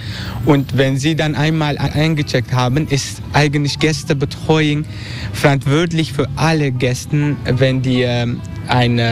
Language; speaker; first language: German; non-native, learner; Turkish